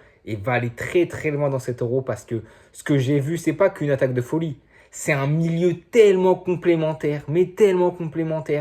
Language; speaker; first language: French; native; French